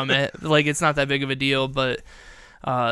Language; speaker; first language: English; native; English